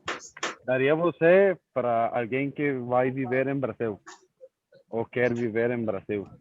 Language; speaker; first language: Portuguese; non-native, learner; Spanish